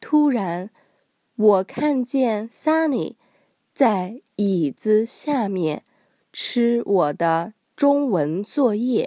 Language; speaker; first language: Chinese; non-native, learner; English